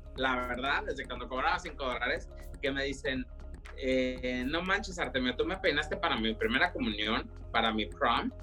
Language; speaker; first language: Spanish; early bilingual, heritage; Spanish